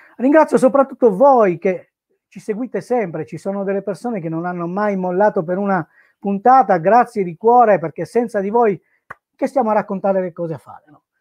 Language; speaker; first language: Italian; native; Italian